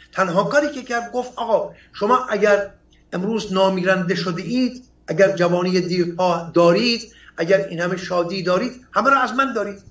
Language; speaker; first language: Persian; non-native, local second language; Assyrian Neo-Aramaic